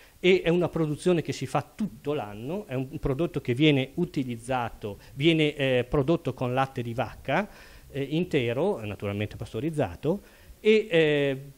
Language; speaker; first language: Italian; native; Italian